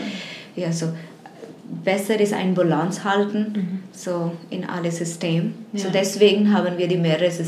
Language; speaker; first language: German; non-native, fluent; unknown